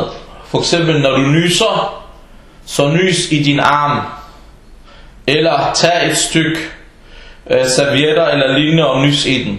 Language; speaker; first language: Danish; non-native, fluent; Arabic